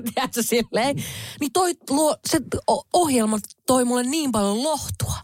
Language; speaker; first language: Finnish; native; Finnish